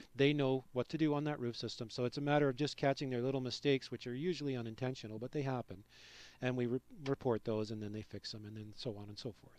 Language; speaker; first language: English; native; English